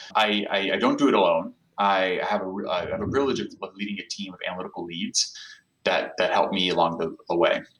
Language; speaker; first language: English; non-native, fluent; Portuguese